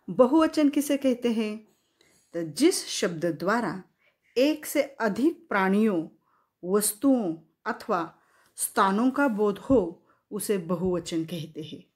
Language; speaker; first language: Hindi; non-native, local second language; Marathi